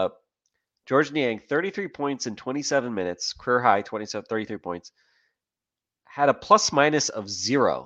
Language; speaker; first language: English; native; English